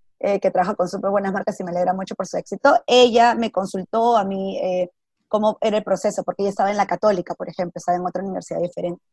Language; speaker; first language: Spanish; native; Spanish